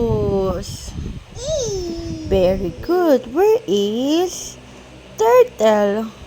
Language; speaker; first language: English; non-native, local second language; Filipino